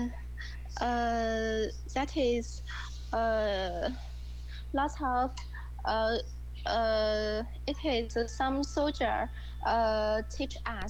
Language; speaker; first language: English; non-native, learner; Chinese